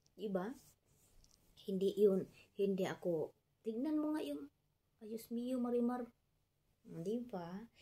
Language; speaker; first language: Filipino; non-native, local second language; Cebuano